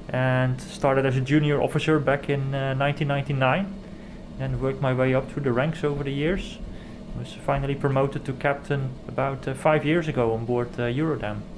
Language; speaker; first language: English; non-native, fluent; Dutch